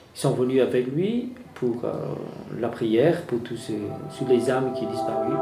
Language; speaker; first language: French; non-native, fluent; Vietnamese